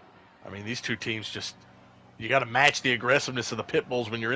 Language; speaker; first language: English; native; English